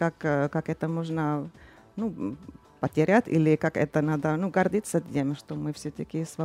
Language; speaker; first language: Russian; non-native, fluent; Finnish